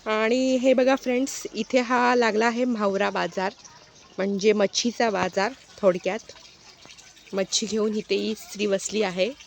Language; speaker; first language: Marathi; non-native, local second language; Hindi